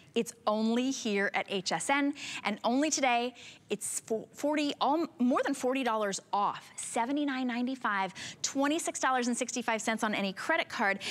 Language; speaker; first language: English; native; English